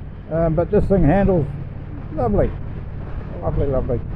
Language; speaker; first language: English; native; English